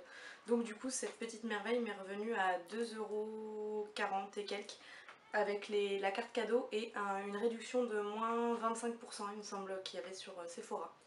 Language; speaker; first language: French; native; French